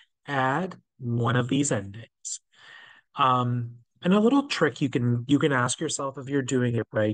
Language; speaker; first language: English; native; English